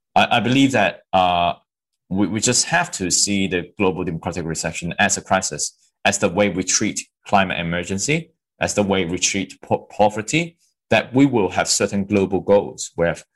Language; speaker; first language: English; non-native, local second language; Cantonese